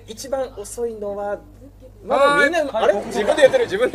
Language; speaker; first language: Japanese; native; Japanese